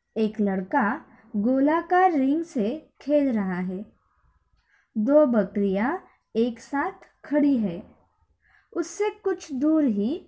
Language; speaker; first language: Hindi; non-native, local second language; Marathi